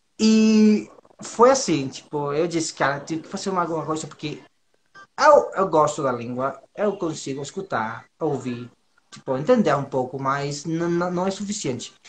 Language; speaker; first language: Portuguese; non-native, fluent; Spanish